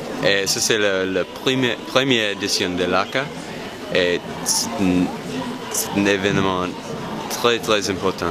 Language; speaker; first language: French; non-native, fluent; English